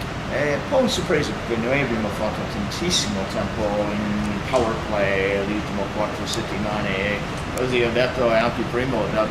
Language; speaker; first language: Italian; non-native, fluent; English